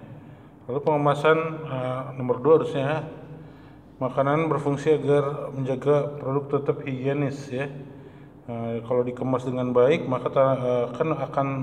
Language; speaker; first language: Indonesian; native; Indonesian